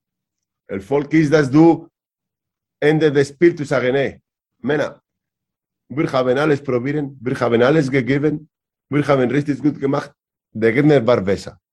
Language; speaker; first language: German; non-native, learner; Spanish